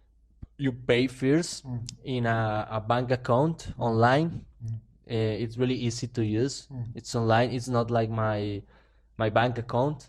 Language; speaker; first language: English; non-native, learner; Spanish